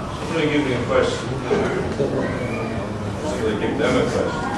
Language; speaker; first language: English; non-native, fluent; Chinese